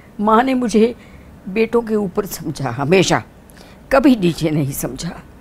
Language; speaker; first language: Hindi; non-native, local second language; Dogri